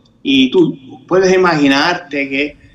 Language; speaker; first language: Spanish; non-native, fluent; Italian